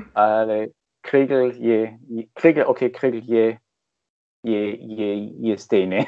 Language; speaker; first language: Czech; non-native, learner; German